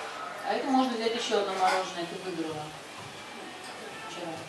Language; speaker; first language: Russian; native; Russian